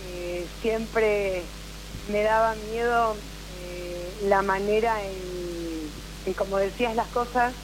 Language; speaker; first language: Spanish; native; Spanish